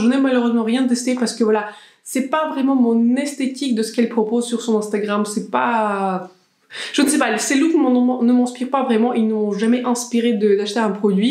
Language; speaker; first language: French; native; French